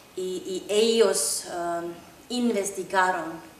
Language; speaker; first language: Spanish; non-native, fluent; Finnish